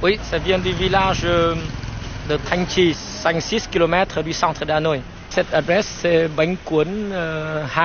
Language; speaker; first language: French; non-native, fluent; Vietnamese